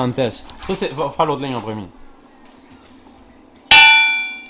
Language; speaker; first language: French; native; French